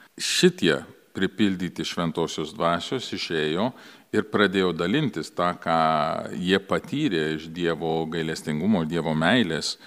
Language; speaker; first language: Lithuanian; early bilingual, heritage; Lithuanian